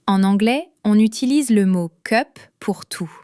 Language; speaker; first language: French; non-native, fluent; English